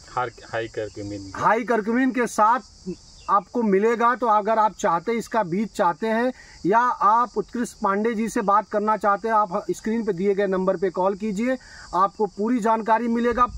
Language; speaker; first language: Hindi; native; Hindi